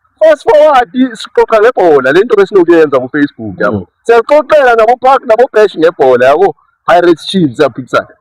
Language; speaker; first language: Zulu; native; Zulu